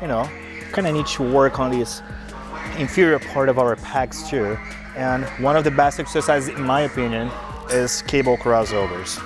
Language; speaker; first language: English; non-native, fluent; Portuguese